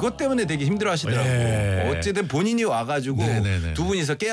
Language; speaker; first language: Korean; native; Korean